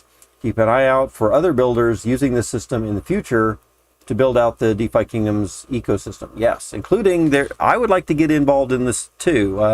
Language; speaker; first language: English; native; English